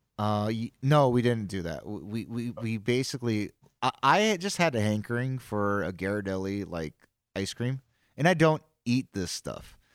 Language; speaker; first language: English; native; English